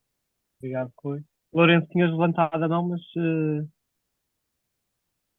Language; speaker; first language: Portuguese; native; Portuguese